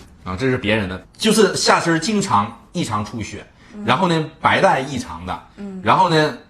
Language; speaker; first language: Chinese; native; Chinese